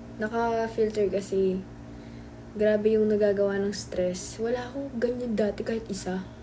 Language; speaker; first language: Filipino; native; Filipino